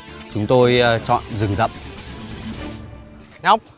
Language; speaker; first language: Vietnamese; native; Vietnamese